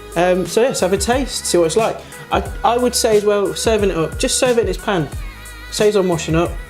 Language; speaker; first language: English; native; English